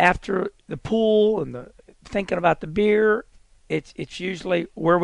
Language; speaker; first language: English; native; English